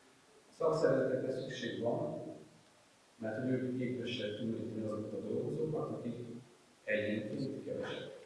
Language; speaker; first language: Hungarian; native; Hungarian